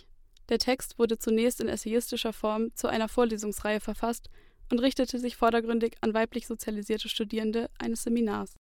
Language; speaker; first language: German; native; German